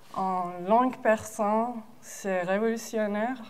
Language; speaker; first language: French; non-native, fluent; Persian